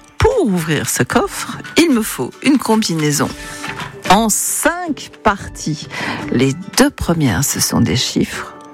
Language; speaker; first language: French; native; French